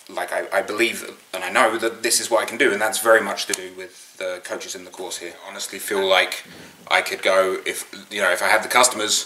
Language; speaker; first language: English; native; English